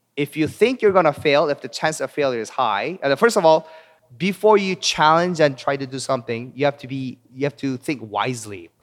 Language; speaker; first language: English; early bilingual, other home language; Korean